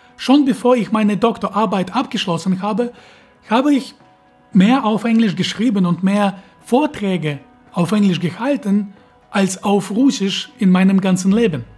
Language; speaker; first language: German; non-native, fluent; Russian